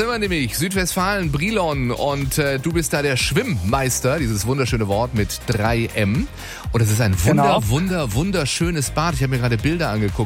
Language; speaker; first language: German; native; German